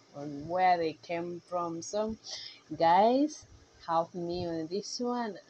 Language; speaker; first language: English; non-native, local second language; Nyankole